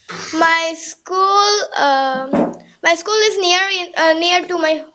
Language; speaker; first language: English; non-native, learner; Bangla